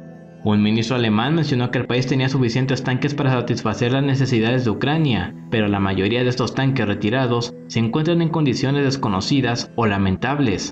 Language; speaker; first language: Spanish; native; Spanish